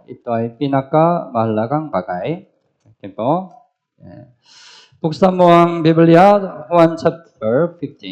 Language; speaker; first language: Filipino; non-native, learner; Korean